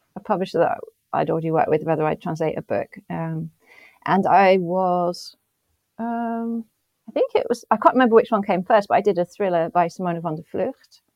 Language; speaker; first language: English; native; English